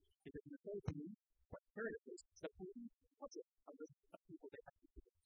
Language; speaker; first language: English; native; English